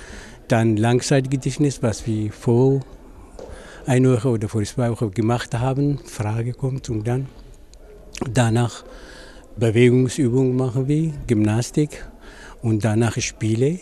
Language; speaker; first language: German; non-native, fluent; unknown